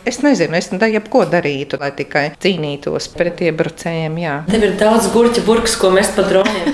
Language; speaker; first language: Latvian; native; Latvian